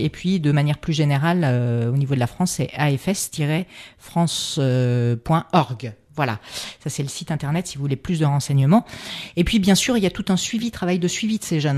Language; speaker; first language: French; native; French